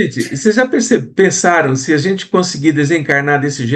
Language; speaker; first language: Portuguese; native; Portuguese